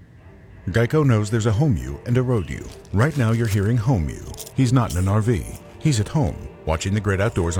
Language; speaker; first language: English; native; English